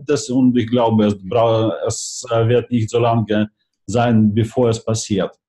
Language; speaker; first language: German; non-native, fluent; Russian